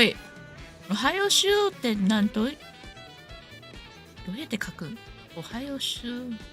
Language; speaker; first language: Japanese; non-native, fluent; English